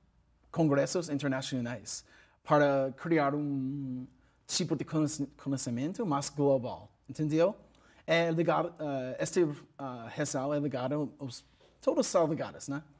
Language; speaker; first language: Portuguese; non-native, learner; English